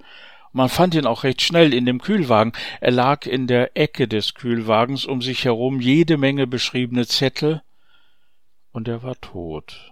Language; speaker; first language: German; native; German